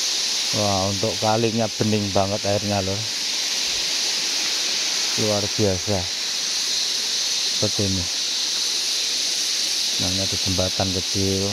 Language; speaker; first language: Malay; non-native, local second language; Javanese